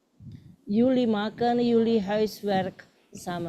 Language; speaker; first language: Dutch; non-native, learner; Indonesian